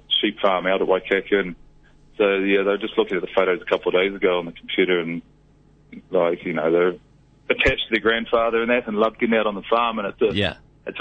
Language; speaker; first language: English; native; English